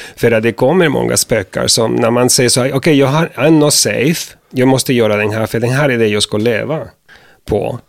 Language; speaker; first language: Swedish; non-native, fluent; Spanish